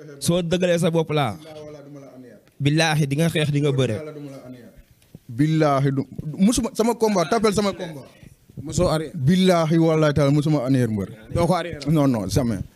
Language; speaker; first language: Wolof; non-native, local second language; Jola-Fonyi